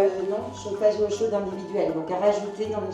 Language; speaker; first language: French; native; French